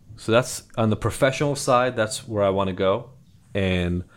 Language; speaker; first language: English; non-native, fluent; Hebrew